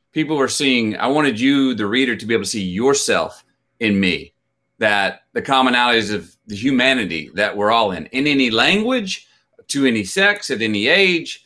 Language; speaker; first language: English; native; English